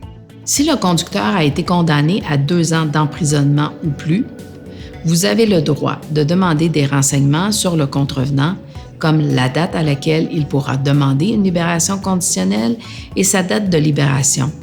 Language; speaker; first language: French; native; French